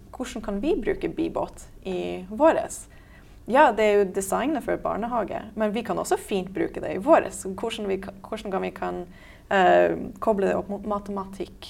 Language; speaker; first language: Norwegian; native; Norwegian